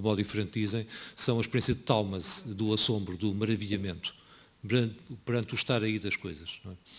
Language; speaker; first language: Portuguese; native; Portuguese